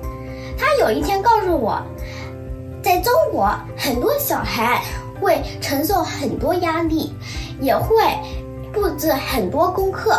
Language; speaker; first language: Chinese; early bilingual, heritage; Chinese